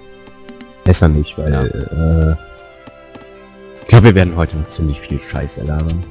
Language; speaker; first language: German; native; German